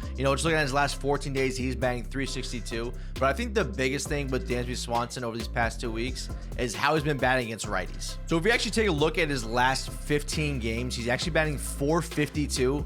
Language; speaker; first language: English; native; English